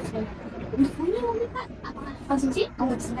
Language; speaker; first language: Indonesian; native; Indonesian